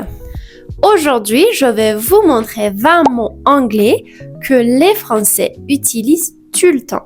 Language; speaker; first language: French; non-native, fluent; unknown